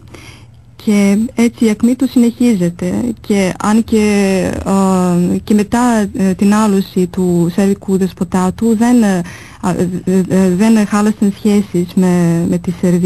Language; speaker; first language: Greek; non-native, fluent; Serbian